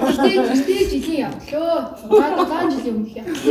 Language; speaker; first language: Mongolian; native; Mongolian